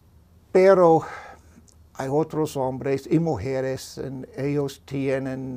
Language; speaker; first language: Spanish; non-native, fluent; English